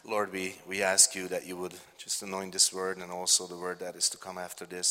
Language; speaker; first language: English; non-native, fluent; Hungarian